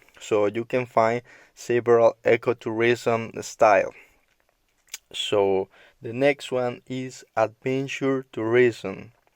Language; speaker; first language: English; non-native, learner; Spanish